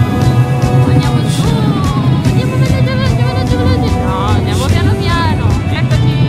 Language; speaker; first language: Italian; native; Italian